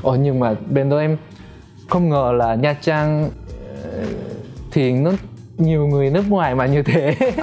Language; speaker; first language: Vietnamese; non-native, fluent; Korean